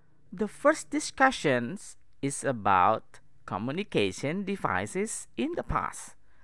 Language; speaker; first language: English; non-native, fluent; Indonesian